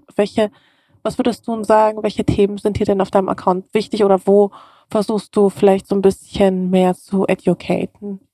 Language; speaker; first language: German; early bilingual, other home language; Russian